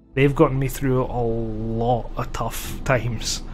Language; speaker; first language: English; native; English